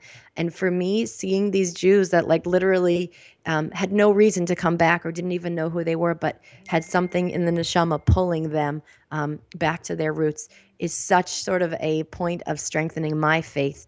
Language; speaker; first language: English; native; English